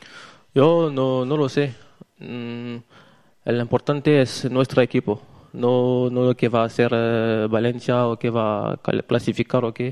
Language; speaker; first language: Spanish; non-native, learner; French